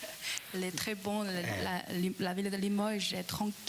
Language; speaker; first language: French; non-native, learner; Chinese